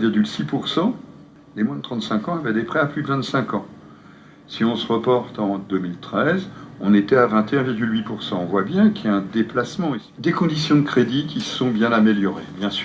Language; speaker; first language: French; native; French